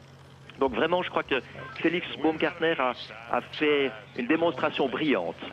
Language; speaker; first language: French; native; French